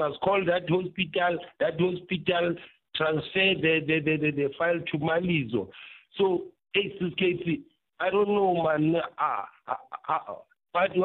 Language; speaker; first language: English; non-native, local second language; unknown